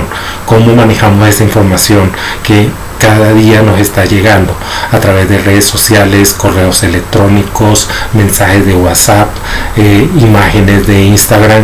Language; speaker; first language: Spanish; native; Spanish